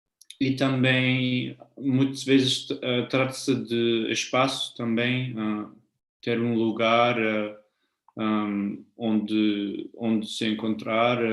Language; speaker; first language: Portuguese; non-native, fluent; German